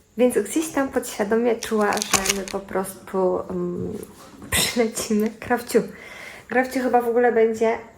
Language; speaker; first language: Polish; native; Polish